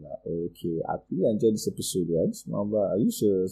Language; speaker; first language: English; non-native, local second language; Yoruba